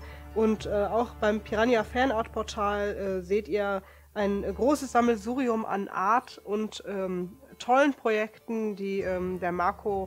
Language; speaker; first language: German; native; German